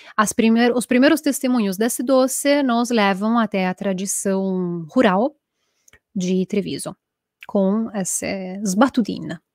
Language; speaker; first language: Portuguese; non-native, fluent; Italian